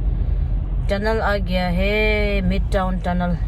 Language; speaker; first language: Hindi; non-native, local second language; Tibetan